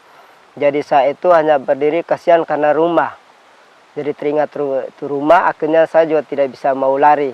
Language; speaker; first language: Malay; non-native, local second language; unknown